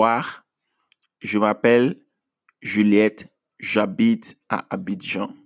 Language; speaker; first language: French; non-native, fluent; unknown